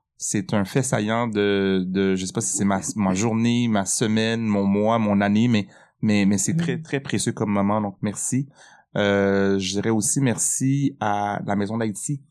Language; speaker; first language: French; native; French